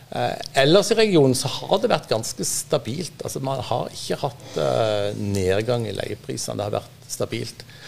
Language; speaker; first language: Norwegian; native; Norwegian